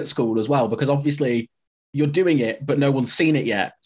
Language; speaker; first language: English; native; English